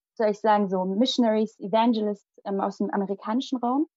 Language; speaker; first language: German; early bilingual, other home language; Malayalam